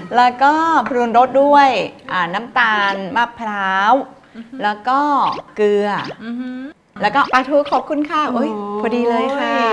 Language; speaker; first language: Thai; non-native, fluent; Japanese